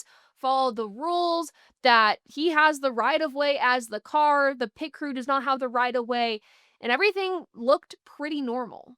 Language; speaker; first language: English; native; English